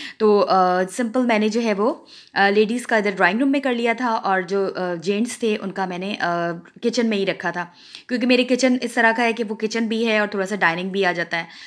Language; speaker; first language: Urdu; non-native, local second language; Punjabi